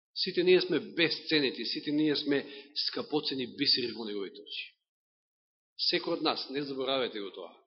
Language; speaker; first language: Macedonian; native; Macedonian